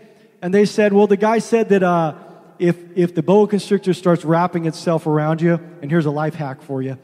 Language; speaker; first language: English; native; English